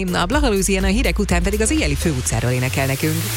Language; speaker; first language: Hungarian; native; Hungarian